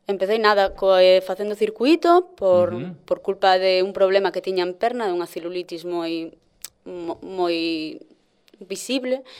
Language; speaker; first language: Galician; native; Galician